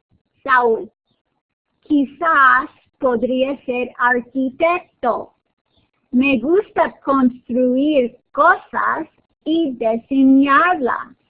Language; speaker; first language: Spanish; non-native, fluent; English